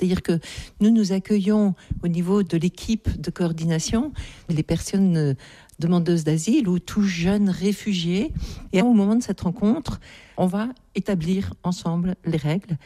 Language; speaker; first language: French; native; French